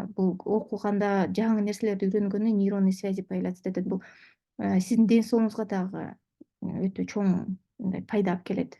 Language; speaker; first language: Kyrgyz; non-native, local second language; Russian